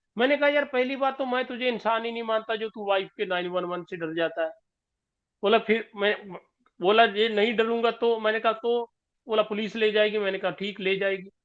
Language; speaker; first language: Hindi; non-native, local second language; Punjabi